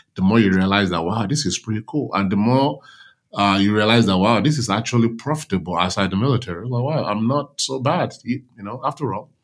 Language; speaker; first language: English; non-native, local second language; Yoruba